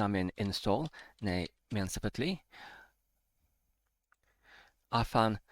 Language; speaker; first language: Welsh; non-native, learner; English